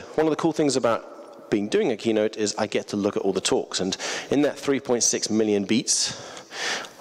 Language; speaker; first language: English; native; English